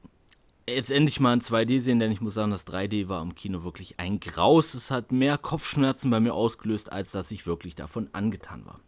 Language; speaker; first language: German; native; German